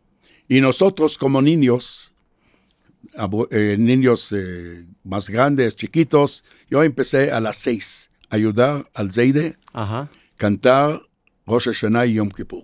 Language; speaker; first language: Spanish; non-native, fluent; Hebrew